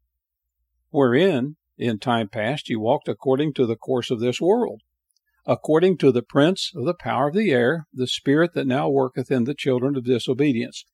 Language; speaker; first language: English; native; English